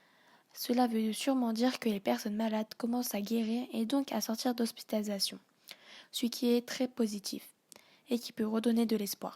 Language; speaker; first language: French; native; French